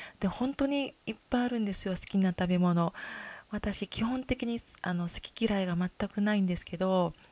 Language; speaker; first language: Japanese; native; Japanese